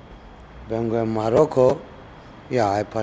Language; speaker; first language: Spanish; non-native, learner; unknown